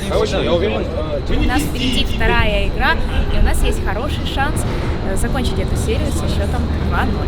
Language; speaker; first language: Russian; native; Russian